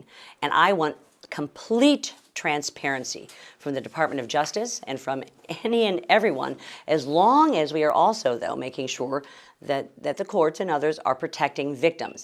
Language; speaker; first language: English; native; English